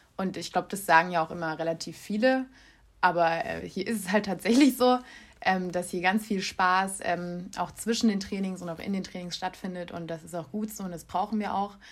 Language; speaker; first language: German; native; German